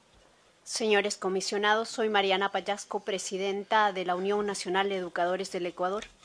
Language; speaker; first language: Spanish; native; Spanish